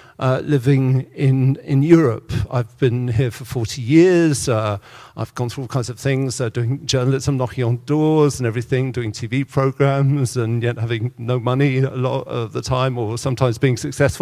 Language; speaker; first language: English; native; English